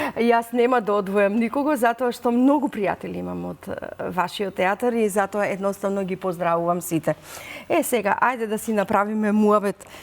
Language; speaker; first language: Macedonian; native; Macedonian